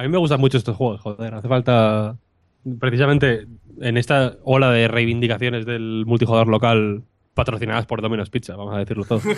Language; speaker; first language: Spanish; native; Spanish